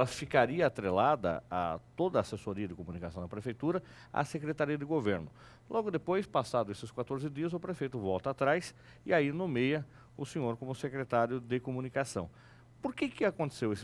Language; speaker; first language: Portuguese; native; Portuguese